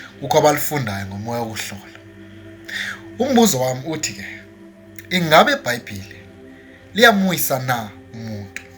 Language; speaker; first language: Zulu; non-native, local second language; Xhosa